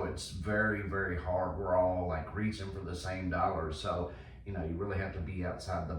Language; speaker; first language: English; native; English